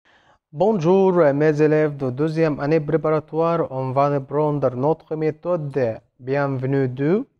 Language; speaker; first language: French; non-native, fluent; Arabic